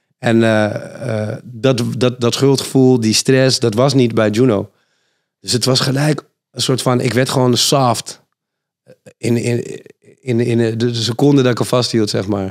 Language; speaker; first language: Dutch; native; Dutch